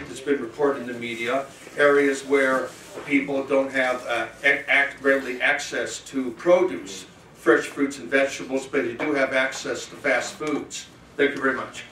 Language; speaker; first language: English; native; English